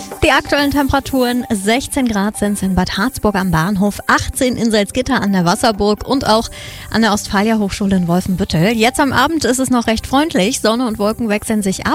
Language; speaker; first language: German; native; German